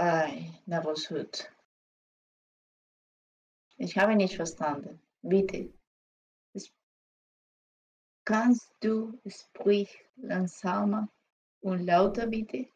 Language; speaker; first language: German; non-native, learner; Spanish